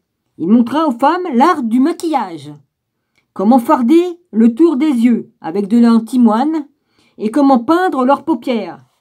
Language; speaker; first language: French; native; French